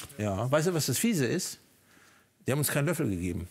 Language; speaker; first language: German; native; German